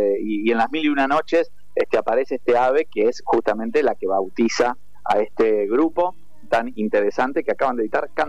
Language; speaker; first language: Spanish; native; Spanish